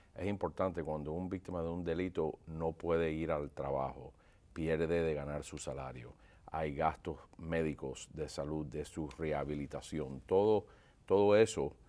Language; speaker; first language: Spanish; early bilingual, heritage; Spanish